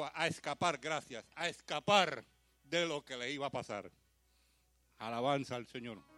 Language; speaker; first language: Spanish; early bilingual, heritage; Spanish